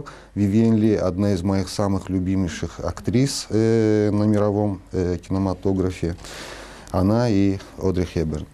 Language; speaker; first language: Russian; non-native, local second language; Azerbaijani